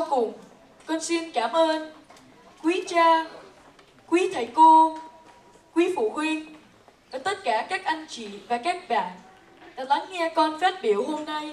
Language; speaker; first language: Vietnamese; early bilingual, heritage; Vietnamese